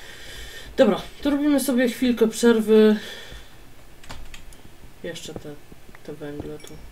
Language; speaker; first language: Polish; native; Polish